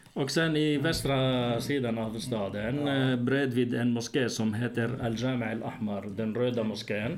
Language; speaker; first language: Swedish; non-native, fluent; Arabic